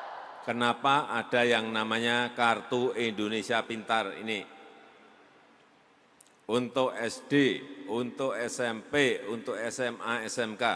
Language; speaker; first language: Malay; non-native, local second language; Javanese